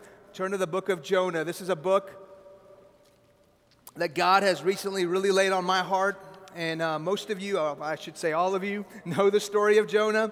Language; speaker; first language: English; early bilingual, other home language; Persian